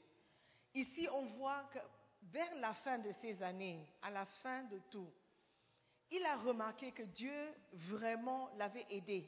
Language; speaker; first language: French; non-native, fluent; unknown